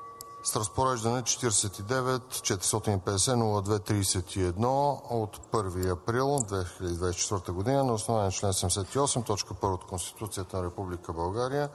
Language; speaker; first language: Bulgarian; native; Bulgarian